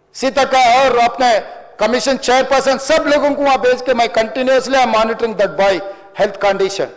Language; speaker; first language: Hindi; non-native, local second language; Telugu